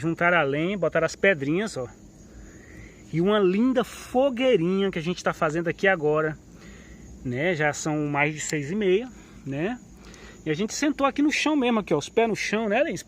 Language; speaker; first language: Portuguese; native; Portuguese